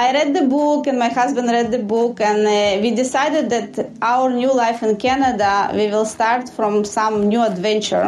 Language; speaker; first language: English; non-native, fluent; Russian